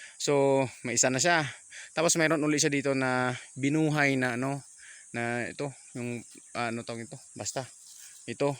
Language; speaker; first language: Filipino; native; Filipino